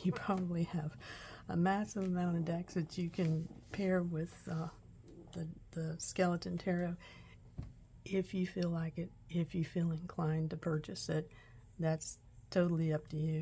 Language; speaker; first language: English; native; English